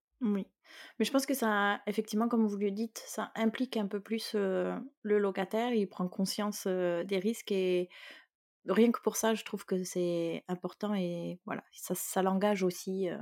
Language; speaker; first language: French; native; French